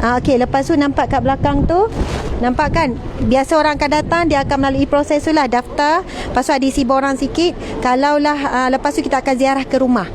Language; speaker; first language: Malay; native; Malay